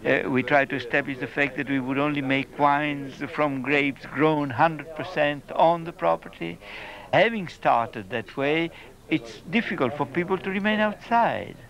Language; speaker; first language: English; non-native, fluent; Italian